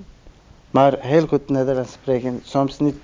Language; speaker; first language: Dutch; non-native, learner; Turkish